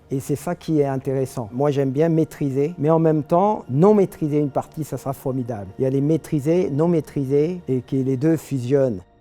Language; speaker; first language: French; non-native, fluent; Chinese